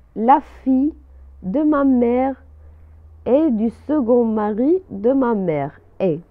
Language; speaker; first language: French; non-native, local second language; Arabic